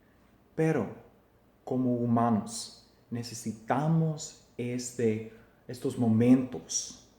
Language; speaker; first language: Spanish; non-native, fluent; English